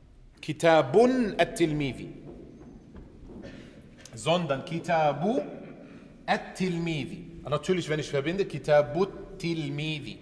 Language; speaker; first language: German; early bilingual, other home language; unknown